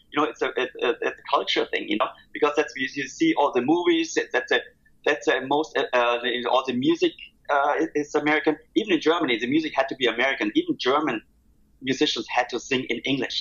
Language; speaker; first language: English; non-native, fluent; German